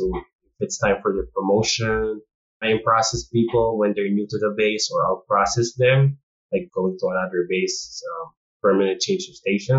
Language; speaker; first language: English; non-native, local second language; Filipino